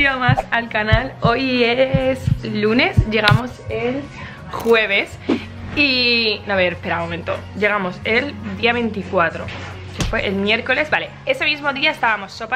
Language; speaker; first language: Spanish; native; Spanish